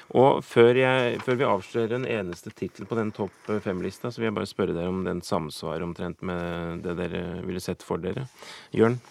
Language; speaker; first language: Norwegian; native; Norwegian